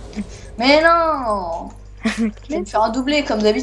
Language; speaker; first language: French; native; French